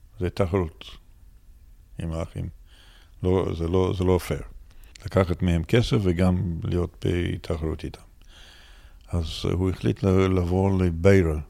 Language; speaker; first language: Hebrew; non-native, fluent; English